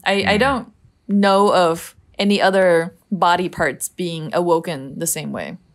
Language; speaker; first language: English; native; English